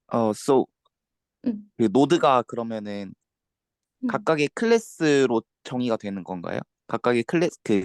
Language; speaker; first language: Korean; native; Korean